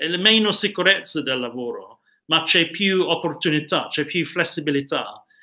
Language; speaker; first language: Italian; non-native, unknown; English